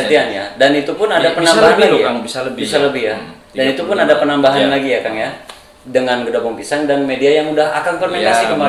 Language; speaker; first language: Indonesian; native; Indonesian